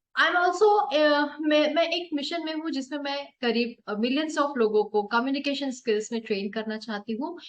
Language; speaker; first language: Hindi; native; Hindi